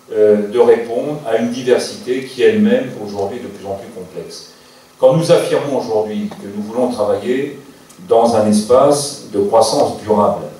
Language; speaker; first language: French; native; French